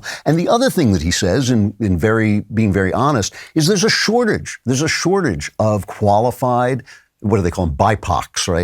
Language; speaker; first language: English; native; English